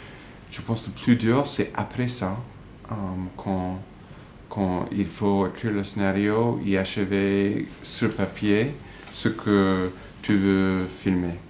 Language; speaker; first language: French; non-native, fluent; English